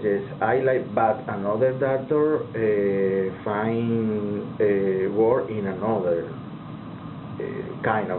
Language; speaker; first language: English; non-native, learner; Spanish